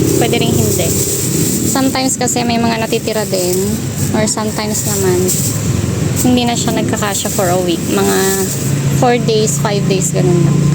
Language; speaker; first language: Filipino; native; Filipino